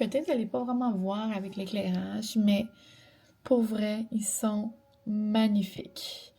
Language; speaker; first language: French; native; French